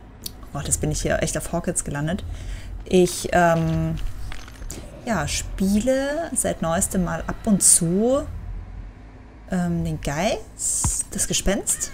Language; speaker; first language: German; native; German